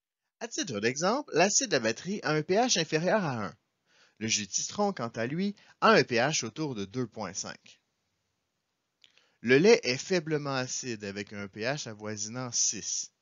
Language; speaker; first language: French; native; French